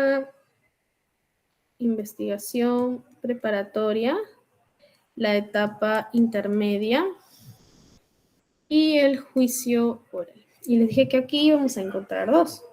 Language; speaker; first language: Spanish; native; Spanish